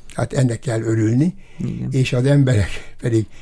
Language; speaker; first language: Hungarian; native; Hungarian